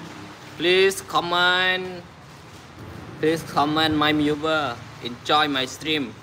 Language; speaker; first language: English; non-native, learner; Khmer